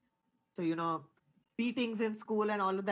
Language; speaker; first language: English; non-native, local second language; Hindi